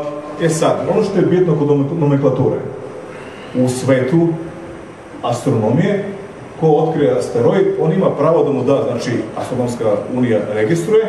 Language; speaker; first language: Serbian; native; Serbian